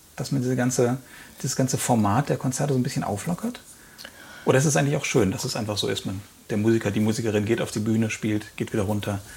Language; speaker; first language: German; native; German